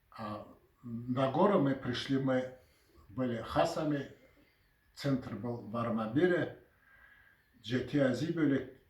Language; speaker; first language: Russian; non-native, local second language; Karachay-Balkar